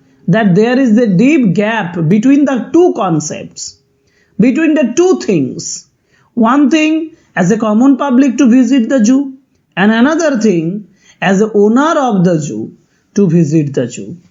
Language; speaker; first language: English; non-native, local second language; Bangla